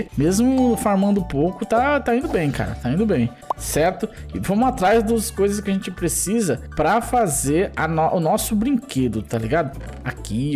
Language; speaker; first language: Portuguese; native; Portuguese